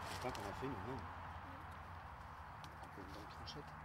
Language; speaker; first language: French; native; French